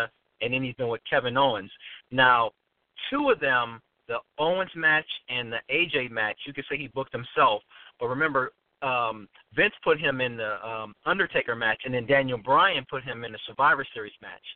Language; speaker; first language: English; native; English